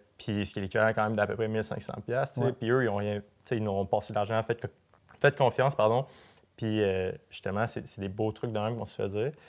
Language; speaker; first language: French; native; French